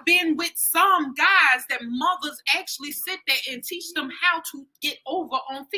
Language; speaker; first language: English; native; English